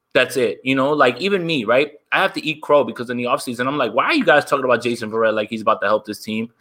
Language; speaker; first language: English; native; English